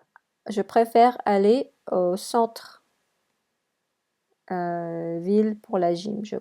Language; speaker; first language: French; non-native, fluent; English